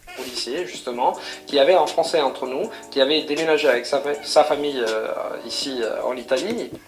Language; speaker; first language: French; non-native, fluent; Italian